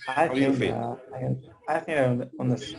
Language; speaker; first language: English; non-native, learner; Spanish